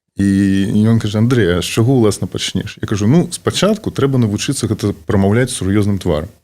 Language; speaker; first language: Belarusian; non-native, local second language; Russian